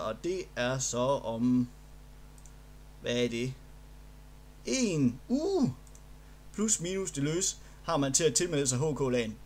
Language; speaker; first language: Danish; native; Danish